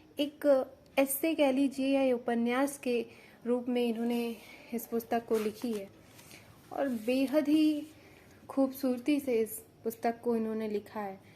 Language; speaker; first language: Hindi; native; Hindi